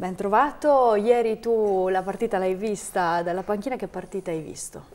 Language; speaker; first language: Italian; native; Italian